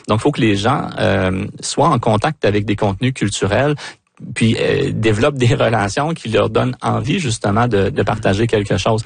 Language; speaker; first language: French; native; French